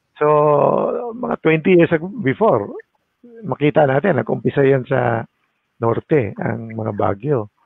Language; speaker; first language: Filipino; non-native, local second language; Cebuano